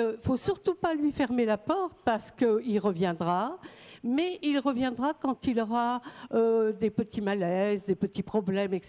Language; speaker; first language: French; native; French